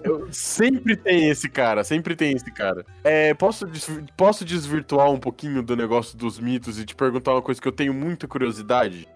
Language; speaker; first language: Portuguese; native; Portuguese